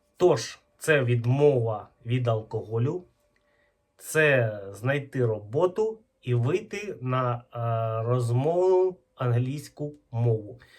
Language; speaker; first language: Ukrainian; non-native, local second language; Russian